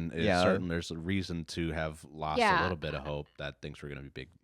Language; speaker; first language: English; native; English